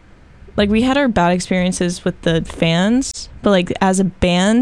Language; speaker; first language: English; native; English